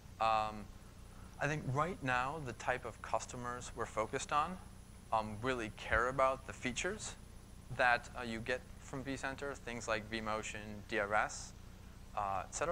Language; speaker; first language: English; native; English